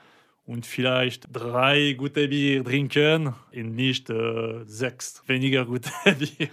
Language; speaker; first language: German; non-native, local second language; French